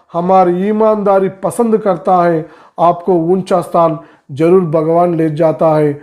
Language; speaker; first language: Hindi; non-native, local second language; Telugu